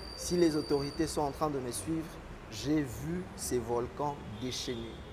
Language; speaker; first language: French; non-native, local second language; Lingala